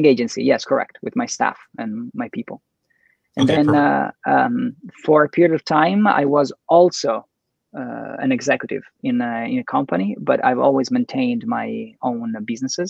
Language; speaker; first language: English; non-native, fluent; Italian